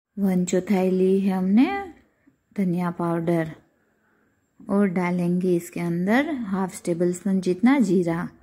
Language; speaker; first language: Hindi; non-native, local second language; Gujarati